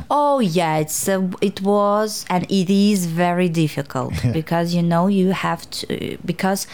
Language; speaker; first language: English; non-native, fluent; Uzbek